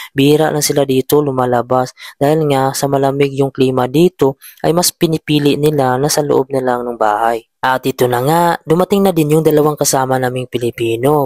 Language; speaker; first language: Filipino; native; Filipino